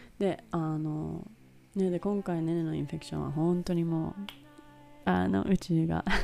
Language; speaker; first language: Japanese; early bilingual, heritage; Japanese